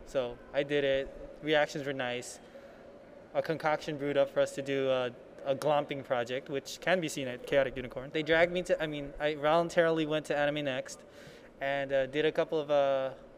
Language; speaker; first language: English; native; English